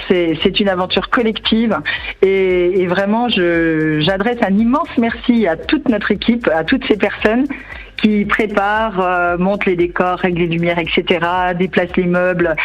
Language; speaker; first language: French; native; French